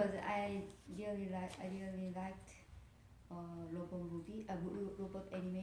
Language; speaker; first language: English; non-native, learner; Korean